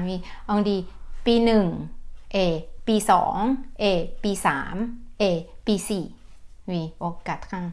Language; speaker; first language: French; non-native, fluent; Thai